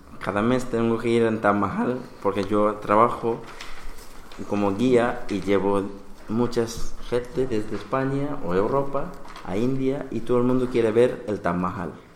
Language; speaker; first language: Spanish; non-native, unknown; Bangla